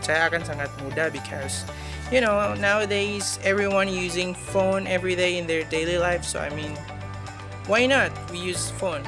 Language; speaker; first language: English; non-native, learner; Indonesian